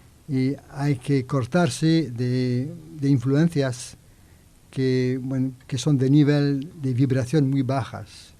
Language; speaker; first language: Spanish; non-native, learner; French